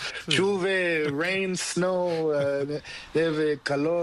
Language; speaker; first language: Spanish; non-native, learner; Portuguese